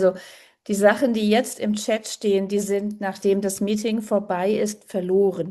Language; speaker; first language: German; native; German